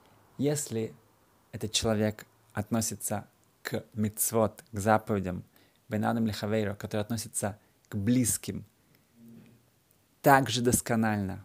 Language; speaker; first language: Russian; native; Russian